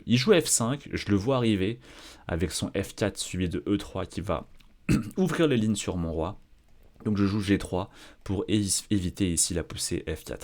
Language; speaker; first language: French; native; French